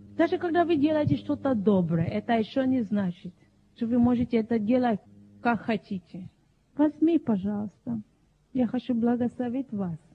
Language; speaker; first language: Russian; non-native, fluent; Yoruba